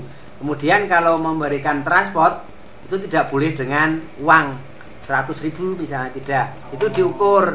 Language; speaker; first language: Indonesian; native; Indonesian